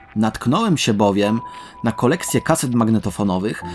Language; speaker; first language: Polish; native; Polish